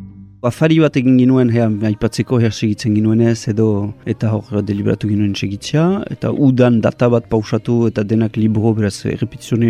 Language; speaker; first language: Basque; native; Basque